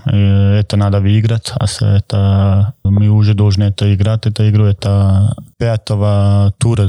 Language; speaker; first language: Russian; non-native, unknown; Croatian